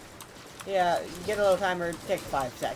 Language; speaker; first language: English; native; English